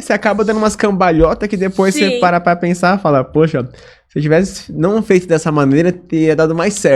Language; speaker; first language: Portuguese; native; Portuguese